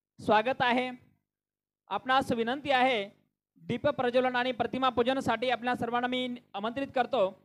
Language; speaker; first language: Marathi; non-native, local second language; Lambadi